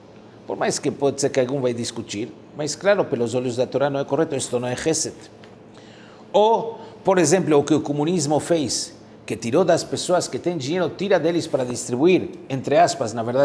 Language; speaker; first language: Portuguese; non-native, fluent; Spanish